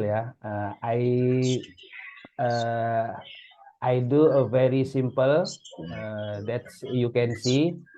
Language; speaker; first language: English; non-native, learner; Indonesian